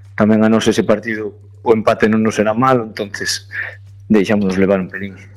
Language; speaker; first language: Galician; native; Galician